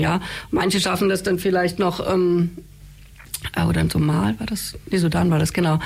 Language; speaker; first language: German; native; German